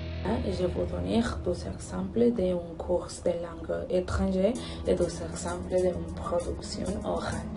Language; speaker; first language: French; non-native, learner; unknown